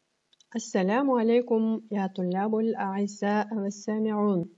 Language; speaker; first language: Arabic; non-native, fluent; Kyrgyz